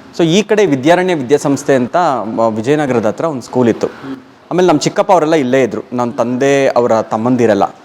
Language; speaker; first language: Kannada; non-native, local second language; Telugu